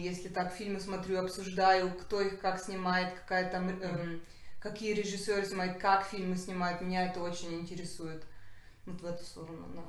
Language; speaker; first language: Russian; early bilingual, heritage; Russian